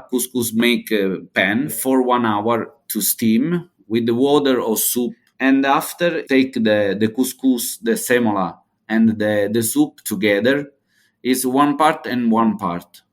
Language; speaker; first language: English; non-native, learner; Italian